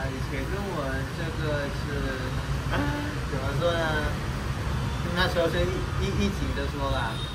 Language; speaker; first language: Chinese; non-native, learner; Vietnamese